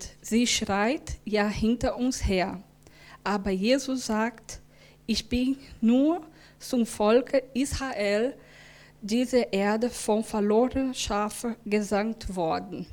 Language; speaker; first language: German; non-native, learner; Portuguese